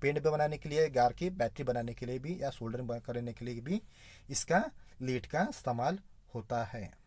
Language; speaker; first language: Hindi; non-native, local second language; Marathi